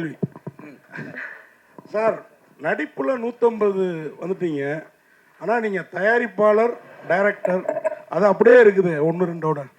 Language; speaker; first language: Tamil; native; Tamil